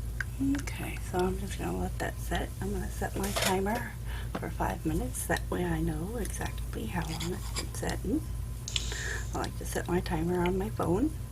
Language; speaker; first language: English; native; English